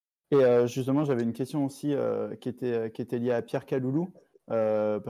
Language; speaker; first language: French; native; French